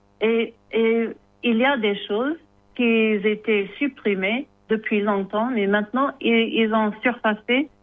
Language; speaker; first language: French; non-native, learner; English